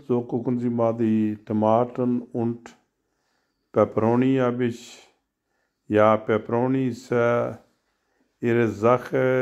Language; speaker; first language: German; non-native, learner; Urdu